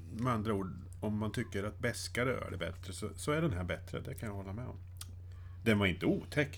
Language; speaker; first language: Swedish; native; Swedish